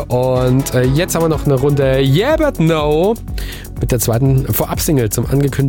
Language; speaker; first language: German; native; German